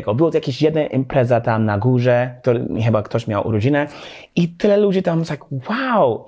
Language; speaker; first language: Polish; non-native, learner; English